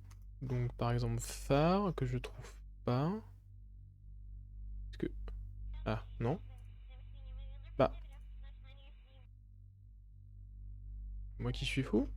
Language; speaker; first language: French; native; French